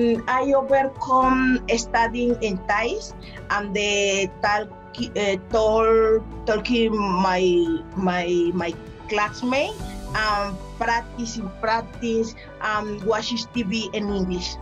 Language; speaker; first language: English; non-native, learner; Spanish